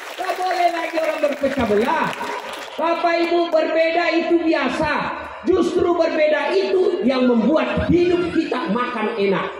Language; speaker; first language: Indonesian; non-native, local second language; Buginese